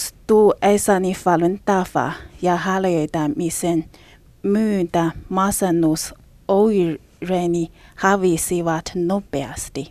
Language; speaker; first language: Finnish; non-native, learner; Chinese